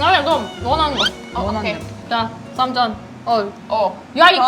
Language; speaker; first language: Korean; non-native, fluent; German